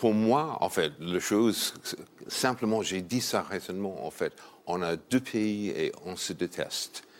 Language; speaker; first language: French; non-native, fluent; English